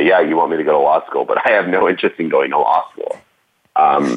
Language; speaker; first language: English; native; English